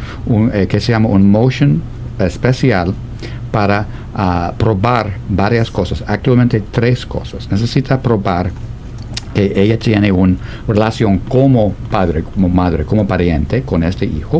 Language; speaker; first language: Spanish; non-native, fluent; English